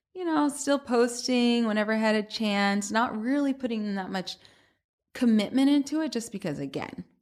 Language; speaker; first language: English; native; English